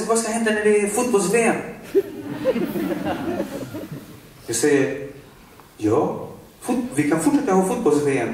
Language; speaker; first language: Swedish; non-native, fluent; Spanish